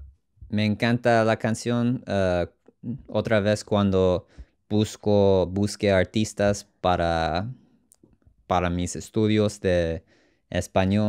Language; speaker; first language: Spanish; non-native, learner; English